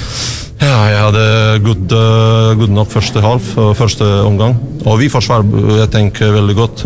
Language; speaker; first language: Norwegian; non-native, learner; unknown